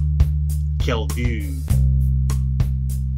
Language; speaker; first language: French; non-native, learner; English